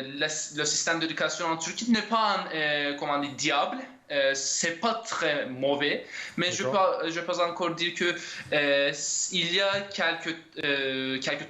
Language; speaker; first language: French; non-native, fluent; Turkish